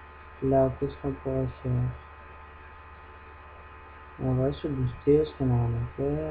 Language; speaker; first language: French; native; French